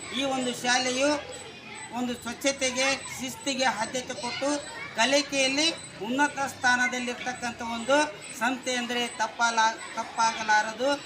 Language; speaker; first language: Kannada; native; Kannada